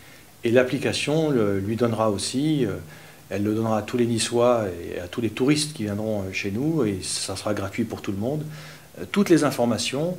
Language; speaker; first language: French; native; French